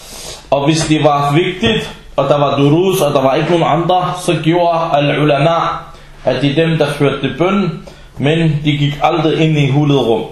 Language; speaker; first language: Danish; early bilingual, other home language; Arabic